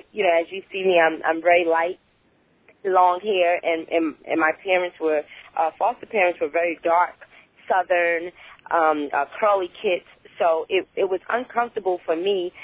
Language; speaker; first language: English; native; English